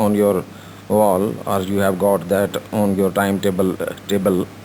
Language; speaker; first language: English; non-native, local second language; Urdu